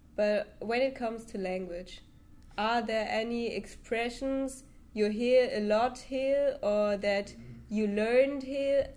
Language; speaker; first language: English; non-native, fluent; German